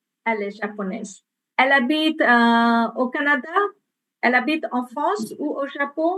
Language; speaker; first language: French; non-native, fluent; Bangla